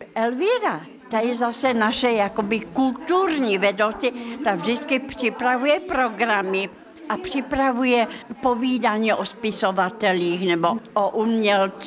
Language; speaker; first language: Czech; non-native, fluent; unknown